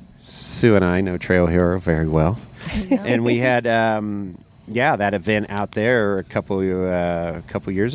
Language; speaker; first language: English; native; English